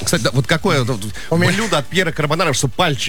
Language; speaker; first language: Russian; native; Russian